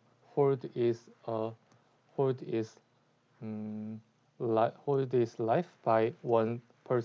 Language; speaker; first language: English; non-native, learner; Korean